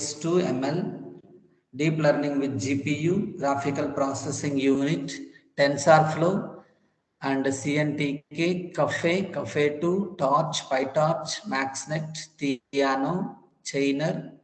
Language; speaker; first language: English; non-native, local second language; Telugu